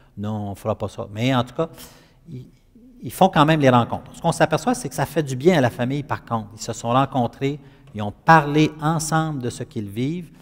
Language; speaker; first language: French; native; French